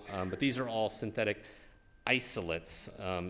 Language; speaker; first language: English; native; English